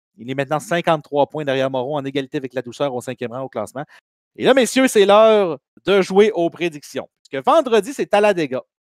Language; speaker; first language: French; native; French